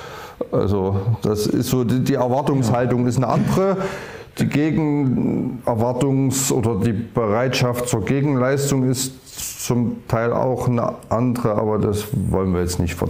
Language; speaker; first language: German; native; German